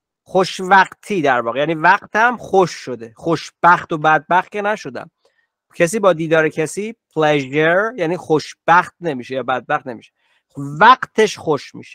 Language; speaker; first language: Persian; native; Persian